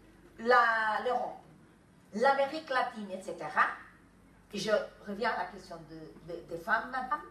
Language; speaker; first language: French; non-native, fluent; Kabuverdianu